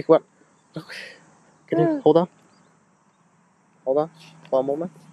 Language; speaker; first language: English; non-native, fluent; Vietnamese